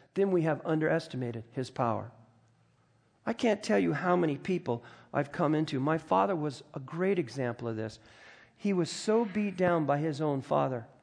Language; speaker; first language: English; native; English